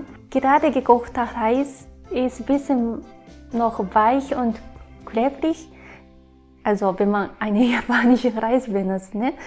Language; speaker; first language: German; non-native, learner; Japanese